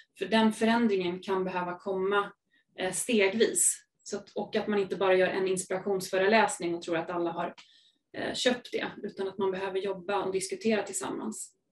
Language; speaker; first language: Swedish; native; Swedish